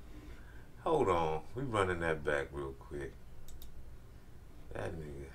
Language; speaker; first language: English; native; English